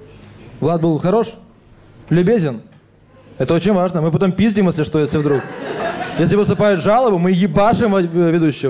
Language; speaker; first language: Russian; native; Russian